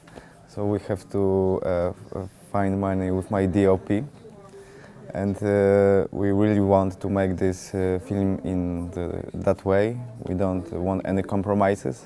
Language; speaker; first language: English; non-native, fluent; Polish